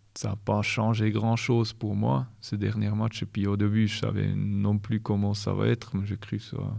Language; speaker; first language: French; non-native, local second language; German